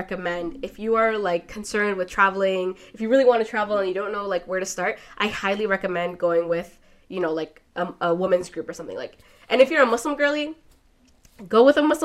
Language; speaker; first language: English; native; English